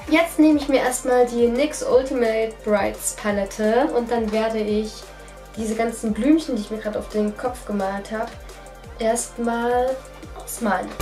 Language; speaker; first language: German; native; German